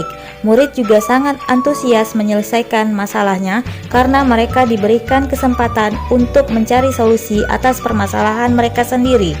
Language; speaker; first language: Indonesian; native; Indonesian